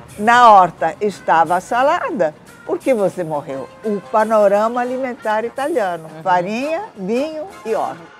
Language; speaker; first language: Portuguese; early bilingual, other home language; Italian